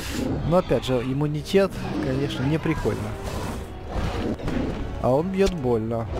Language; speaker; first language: Russian; native; Russian